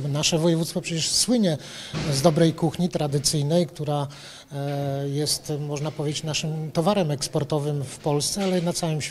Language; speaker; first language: Polish; native; Polish